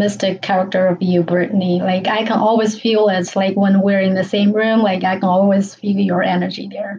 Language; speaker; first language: English; non-native, fluent; Chinese